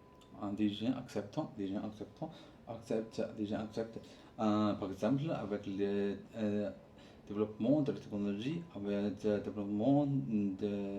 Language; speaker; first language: French; non-native, learner; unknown